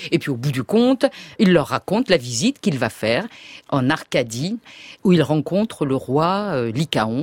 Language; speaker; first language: French; native; French